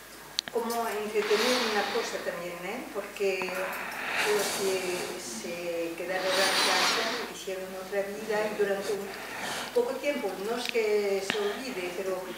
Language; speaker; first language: Spanish; early bilingual, heritage; French